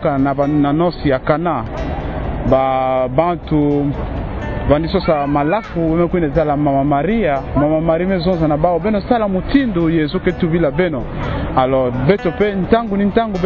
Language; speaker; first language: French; non-native, local second language; Kongo